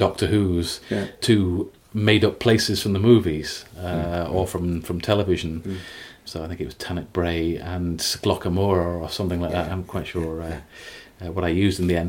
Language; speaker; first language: English; native; English